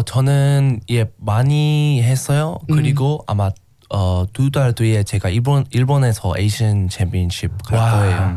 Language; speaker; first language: Korean; non-native, learner; English